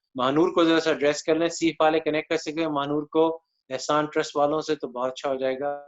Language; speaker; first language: Urdu; native; Urdu